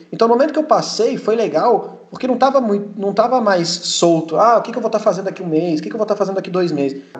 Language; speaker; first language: Portuguese; early bilingual, heritage; Portuguese